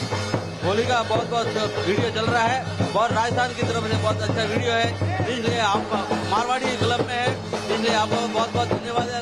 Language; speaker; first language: Hindi; non-native, local second language; Marwari